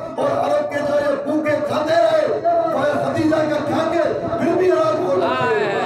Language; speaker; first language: Urdu; non-native, local second language; Sindhi